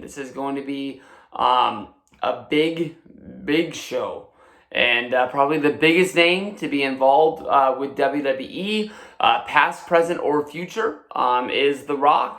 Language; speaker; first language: English; native; English